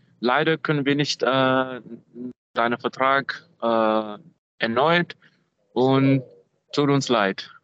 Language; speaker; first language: German; non-native, fluent; English